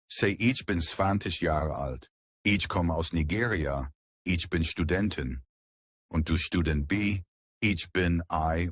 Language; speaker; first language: German; non-native, learner; English